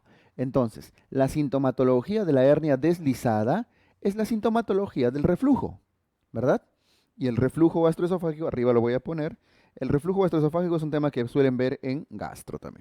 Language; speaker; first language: Spanish; native; Spanish